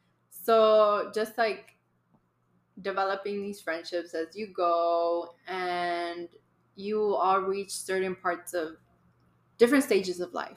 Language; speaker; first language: English; early bilingual, other home language; Spanish